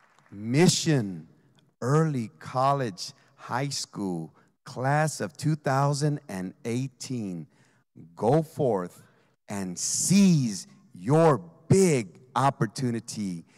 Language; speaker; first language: English; native; English